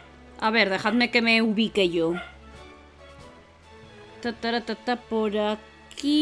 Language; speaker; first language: Spanish; native; Spanish